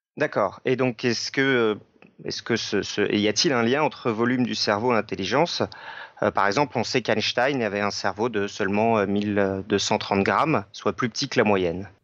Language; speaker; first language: French; native; French